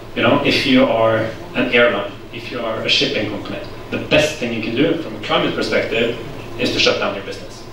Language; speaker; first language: English; non-native, fluent; Norwegian